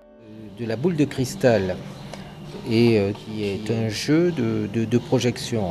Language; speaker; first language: French; native; French